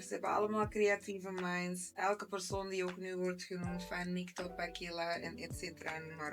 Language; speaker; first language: Dutch; native; Dutch